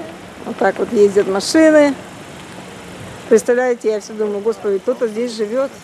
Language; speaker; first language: Russian; native; Russian